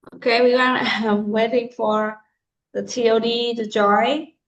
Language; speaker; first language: English; non-native, fluent; Vietnamese